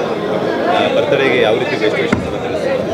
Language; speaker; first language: Kannada; native; Kannada